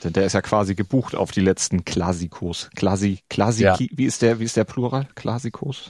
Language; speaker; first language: German; native; German